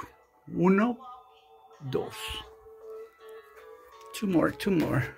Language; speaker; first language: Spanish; early bilingual, heritage; Spanish